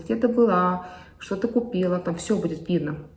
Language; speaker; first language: Russian; non-native, fluent; Estonian